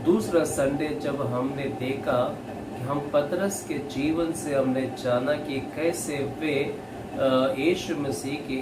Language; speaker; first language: Hindi; non-native, local second language; Kannada